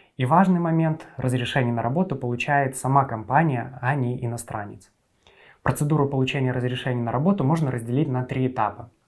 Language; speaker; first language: Russian; native; Russian